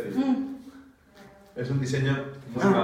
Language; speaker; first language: Spanish; native; Spanish